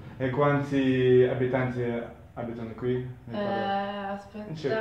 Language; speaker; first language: Italian; non-native, learner; Russian